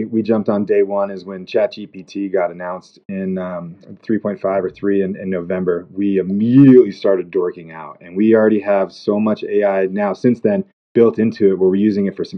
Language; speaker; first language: English; native; English